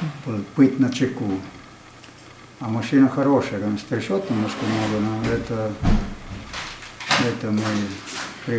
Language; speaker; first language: Russian; non-native, fluent; Estonian